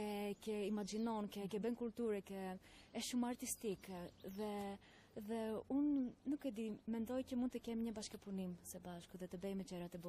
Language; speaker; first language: Albanian; non-native, learner; Greek